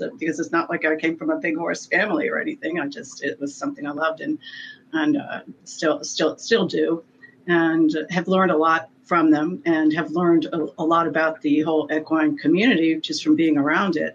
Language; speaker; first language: English; native; English